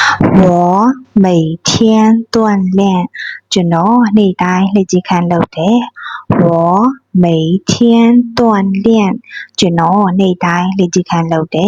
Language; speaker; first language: Chinese; non-native, fluent; Burmese